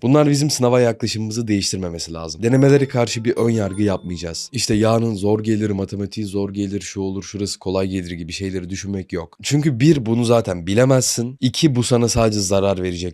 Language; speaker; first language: Turkish; native; Turkish